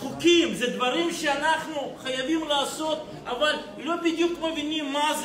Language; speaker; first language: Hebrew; non-native, fluent; Russian